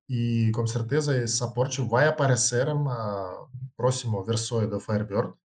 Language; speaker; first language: Portuguese; non-native, learner; Russian